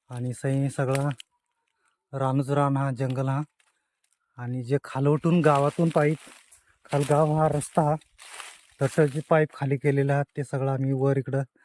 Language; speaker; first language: Marathi; non-native, local second language; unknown